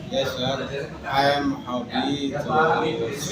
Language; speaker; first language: English; non-native, learner; Indonesian